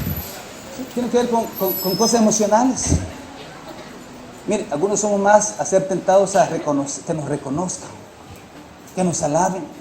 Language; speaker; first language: Spanish; native; Spanish